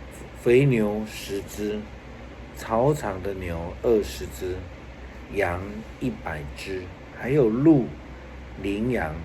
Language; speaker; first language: Chinese; native; Chinese